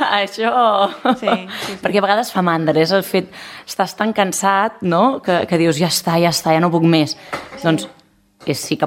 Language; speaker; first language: Catalan; native; Catalan